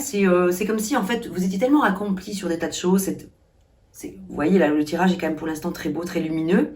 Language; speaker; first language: French; native; French